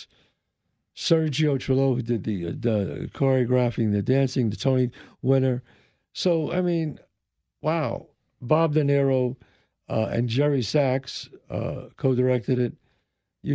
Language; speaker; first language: English; native; English